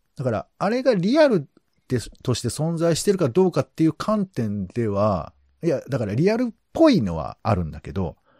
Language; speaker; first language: Japanese; native; Japanese